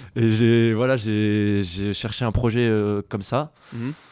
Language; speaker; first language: French; native; French